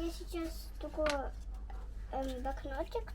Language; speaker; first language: Russian; early bilingual, heritage; Russian